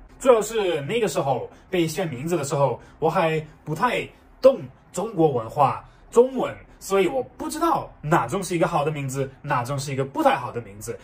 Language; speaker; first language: Chinese; non-native, fluent; German